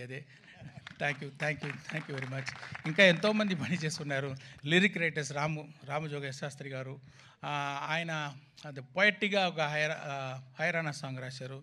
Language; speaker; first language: Telugu; non-native, learner; Tamil